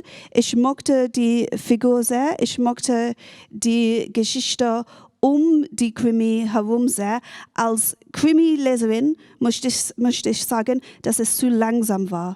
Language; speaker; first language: German; non-native, fluent; English